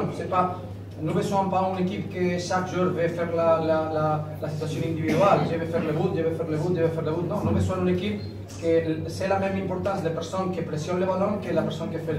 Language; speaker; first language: French; non-native, learner; Spanish